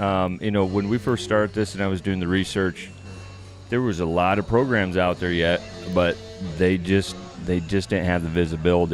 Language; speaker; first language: English; native; English